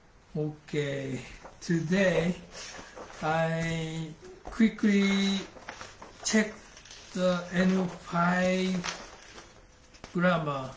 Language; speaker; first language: English; non-native, learner; Japanese